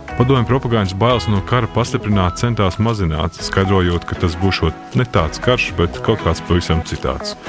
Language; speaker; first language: Latvian; native; Latvian